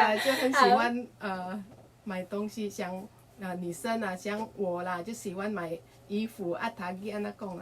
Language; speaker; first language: Chinese; non-native, fluent; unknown